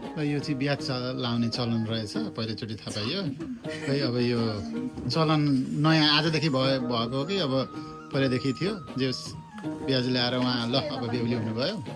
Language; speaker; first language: Nepali; native; Nepali